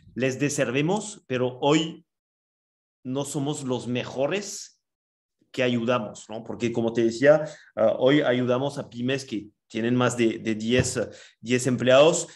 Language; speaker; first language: Spanish; non-native, fluent; French